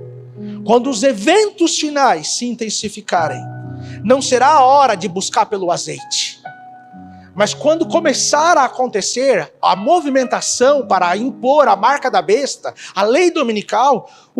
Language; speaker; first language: Portuguese; native; Portuguese